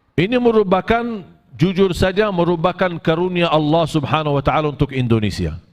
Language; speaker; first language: Malay; non-native, fluent; Arabic